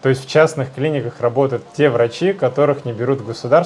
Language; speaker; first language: Russian; native; Russian